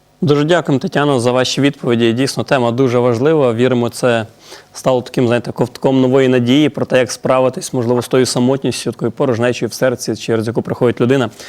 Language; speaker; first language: Ukrainian; native; Ukrainian